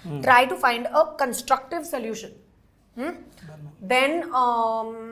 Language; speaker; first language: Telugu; non-native, learner; Hindi